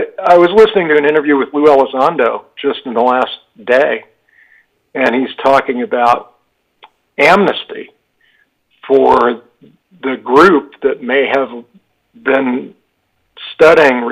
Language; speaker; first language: English; native; English